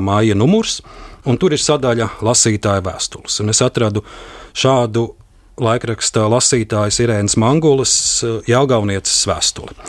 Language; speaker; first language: Latvian; native; Latvian